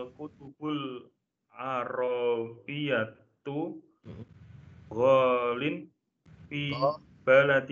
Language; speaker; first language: Arabic; non-native, learner; Indonesian